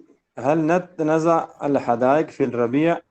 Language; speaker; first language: Arabic; non-native, learner; Urdu